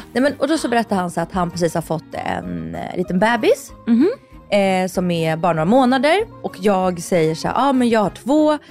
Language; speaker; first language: Swedish; non-native, fluent; Russian